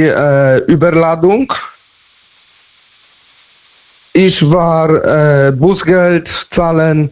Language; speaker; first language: German; non-native, learner; Polish